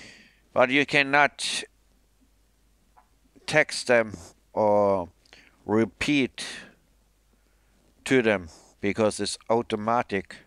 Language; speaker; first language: English; non-native, fluent; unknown